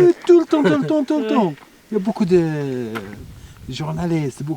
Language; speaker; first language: French; non-native, learner; Arabic